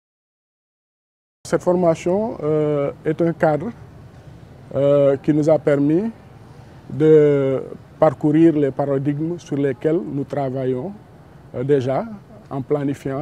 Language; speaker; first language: French; non-native, local second language; Wolof